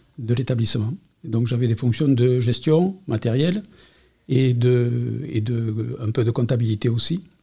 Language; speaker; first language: French; non-native, local second language; Catalan